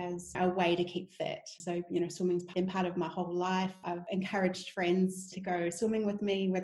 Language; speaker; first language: English; native; English